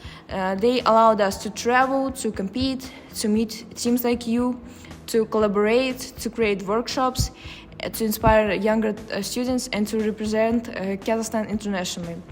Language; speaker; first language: English; non-native, fluent; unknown